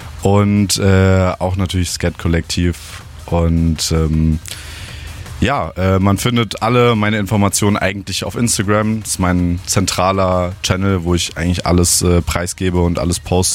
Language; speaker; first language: German; native; German